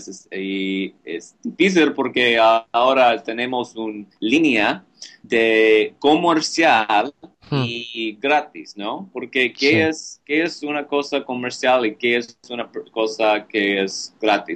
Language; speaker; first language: Spanish; non-native, learner; English